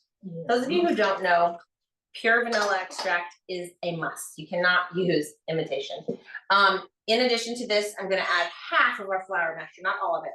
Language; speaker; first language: English; native; English